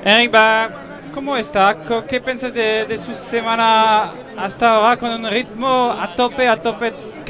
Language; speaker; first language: Spanish; non-native, learner; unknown